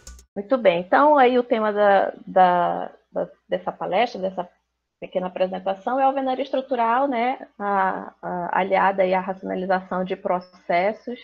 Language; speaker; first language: Portuguese; native; Portuguese